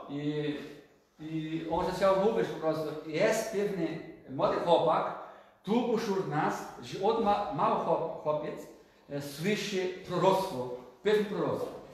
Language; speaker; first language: Polish; non-native, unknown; Portuguese